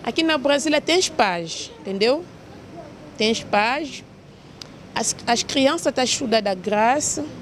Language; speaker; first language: Portuguese; non-native, learner; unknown